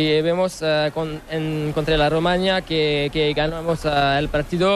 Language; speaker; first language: Spanish; non-native, learner; French